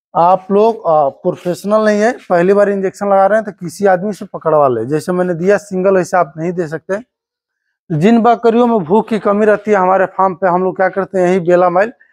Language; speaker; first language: Hindi; native; Hindi